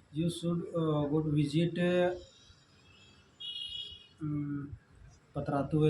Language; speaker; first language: English; non-native, learner; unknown